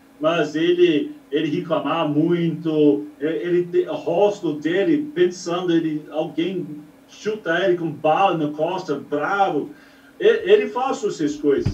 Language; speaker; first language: Portuguese; non-native, learner; English